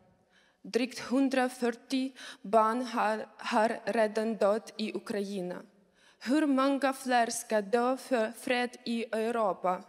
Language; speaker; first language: Swedish; non-native, learner; Ukrainian